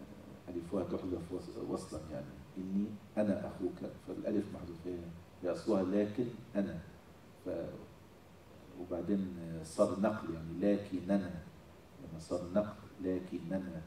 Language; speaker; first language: Arabic; native; Arabic